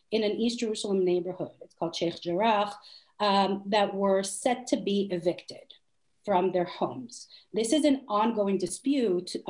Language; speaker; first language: English; non-native, fluent; Hebrew